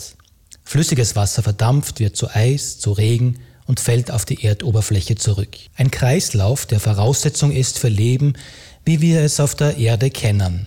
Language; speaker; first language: German; native; German